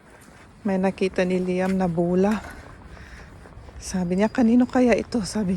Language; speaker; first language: Filipino; native; Filipino